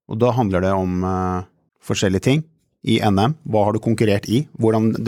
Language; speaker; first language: Norwegian; native; Norwegian